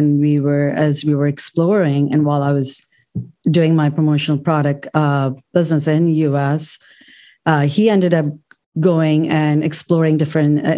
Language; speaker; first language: English; non-native, local second language; Urdu